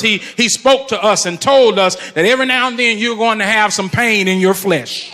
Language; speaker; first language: English; native; English